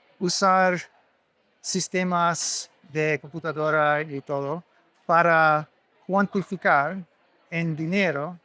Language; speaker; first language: Spanish; non-native, learner; English